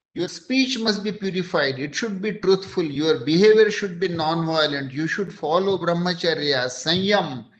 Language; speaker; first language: English; non-native, local second language; Marathi